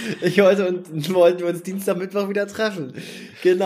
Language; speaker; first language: German; native; German